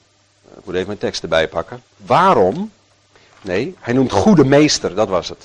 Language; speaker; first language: Dutch; native; Dutch